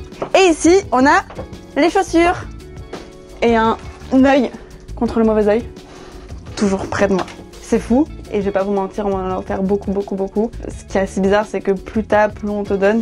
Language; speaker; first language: French; native; French